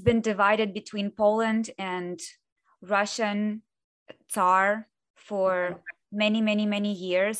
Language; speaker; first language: English; non-native, fluent; Russian